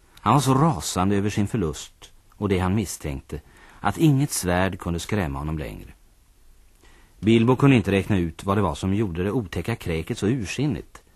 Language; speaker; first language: Swedish; native; Swedish